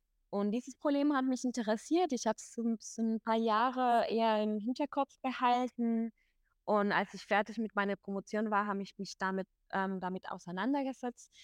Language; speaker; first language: German; non-native, fluent; Spanish